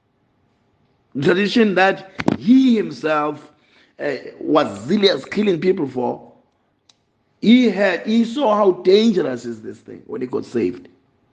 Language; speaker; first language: English; non-native, local second language; Zulu